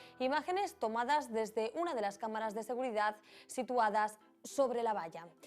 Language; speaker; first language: Spanish; native; Spanish